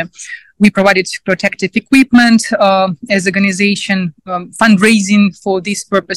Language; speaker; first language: English; non-native, fluent; Ukrainian